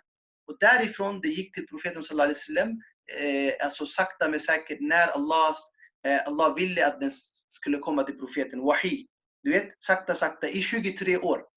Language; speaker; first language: Swedish; non-native, fluent; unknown